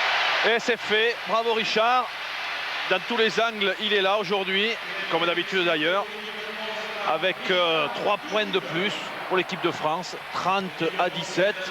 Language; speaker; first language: French; native; French